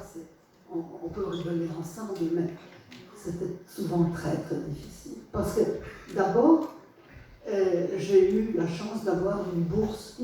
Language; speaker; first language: French; non-native, fluent; Polish